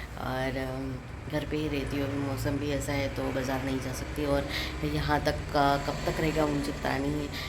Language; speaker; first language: Hindi; non-native, local second language; Gujarati